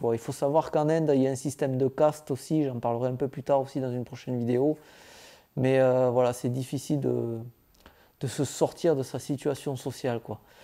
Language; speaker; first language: French; native; French